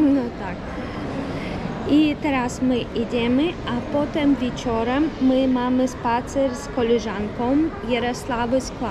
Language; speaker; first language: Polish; early bilingual, heritage; Polish